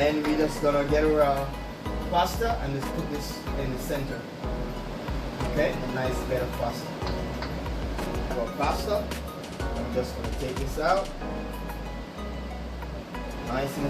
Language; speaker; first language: English; native; English